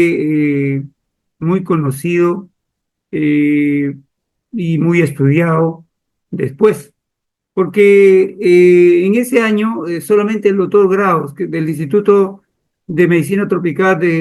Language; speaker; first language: Spanish; native; Spanish